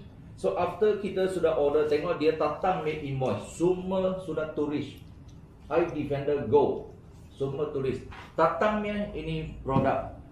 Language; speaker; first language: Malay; non-native, local second language; Chinese